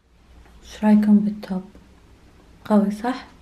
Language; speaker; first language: Arabic; native; Arabic